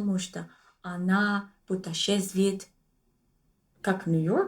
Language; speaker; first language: Russian; non-native, learner; English